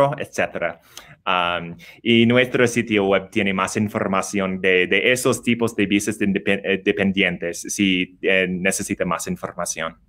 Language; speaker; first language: Spanish; non-native, learner; English